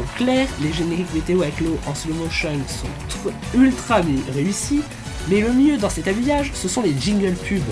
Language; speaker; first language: French; native; French